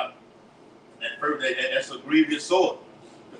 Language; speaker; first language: English; native; English